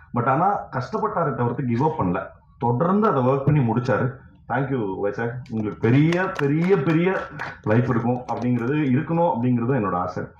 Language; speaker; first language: Tamil; native; Tamil